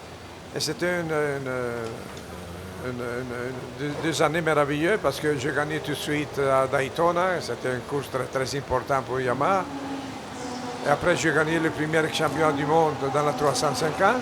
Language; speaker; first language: French; non-native, fluent; Italian